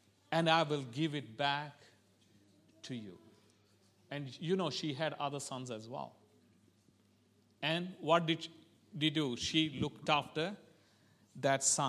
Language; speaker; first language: English; non-native, local second language; Malayalam